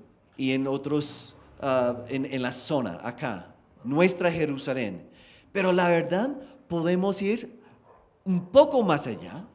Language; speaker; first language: Spanish; non-native, fluent; English